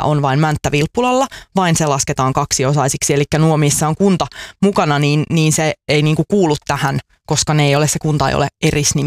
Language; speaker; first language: Finnish; native; Finnish